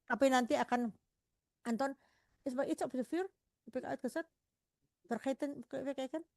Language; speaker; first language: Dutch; non-native, fluent; Indonesian